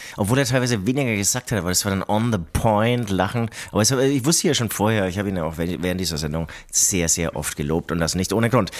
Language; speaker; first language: German; native; German